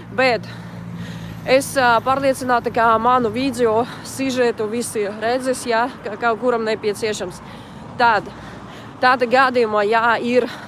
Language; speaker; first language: Latvian; non-native, local second language; Russian